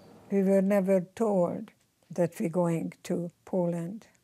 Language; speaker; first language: English; non-native, fluent; Hungarian